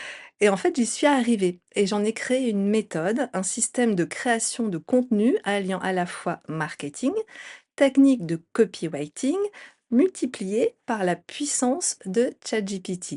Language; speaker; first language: French; native; French